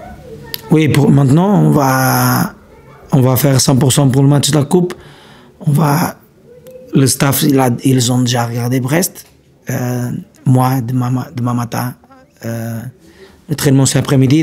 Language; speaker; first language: French; non-native, learner; Portuguese